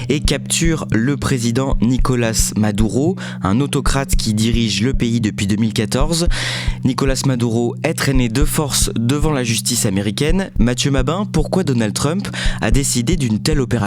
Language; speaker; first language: French; native; French